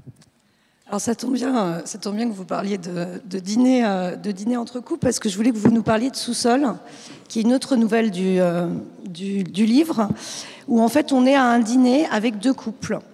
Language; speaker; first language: French; native; French